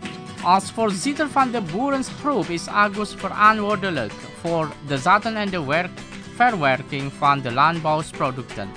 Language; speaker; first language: Dutch; non-native, fluent; Indonesian